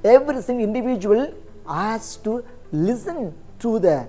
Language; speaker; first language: English; non-native, local second language; Tamil